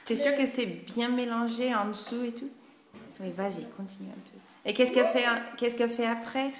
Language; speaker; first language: French; non-native, fluent; English